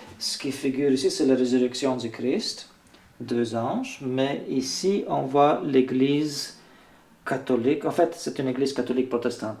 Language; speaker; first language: French; non-native, fluent; Bulgarian